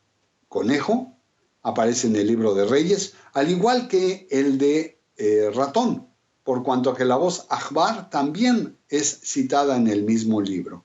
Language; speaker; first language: Spanish; native; Spanish